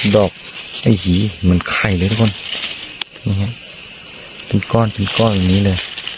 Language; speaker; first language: Thai; non-native, local second language; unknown